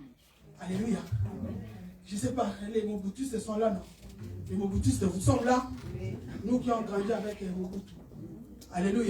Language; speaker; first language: French; non-native, local second language; Lingala